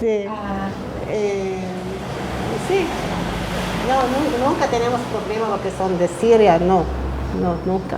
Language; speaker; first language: Spanish; non-native, learner; Arabic